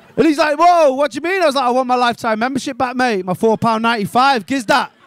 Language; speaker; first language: English; native; English